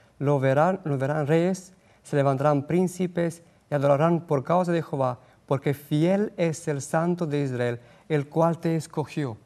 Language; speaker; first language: Spanish; non-native, fluent; Romanian